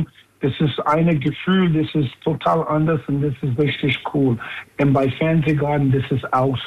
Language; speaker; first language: German; non-native, fluent; English